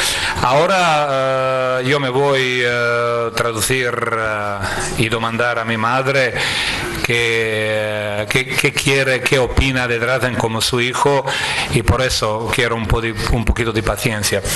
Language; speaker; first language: Spanish; non-native, fluent; Croatian